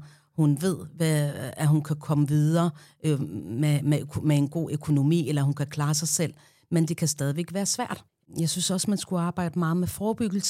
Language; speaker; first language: Danish; non-native, fluent; Arabic